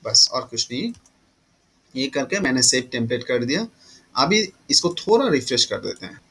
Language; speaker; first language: Hindi; non-native, local second language; Bangla